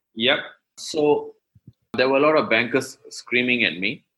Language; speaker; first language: English; non-native, local second language; Tamil